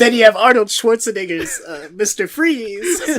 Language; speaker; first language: English; native; English